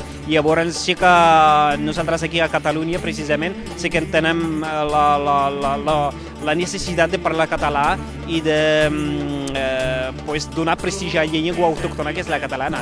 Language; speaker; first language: Catalan; non-native, fluent; Berber languages